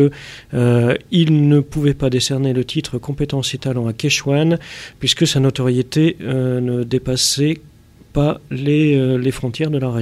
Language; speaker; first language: French; native; French